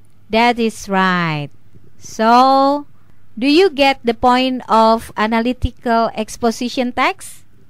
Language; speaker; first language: English; non-native, fluent; Indonesian